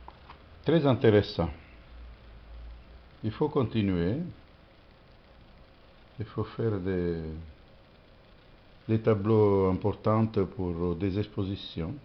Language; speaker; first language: French; non-native, fluent; Italian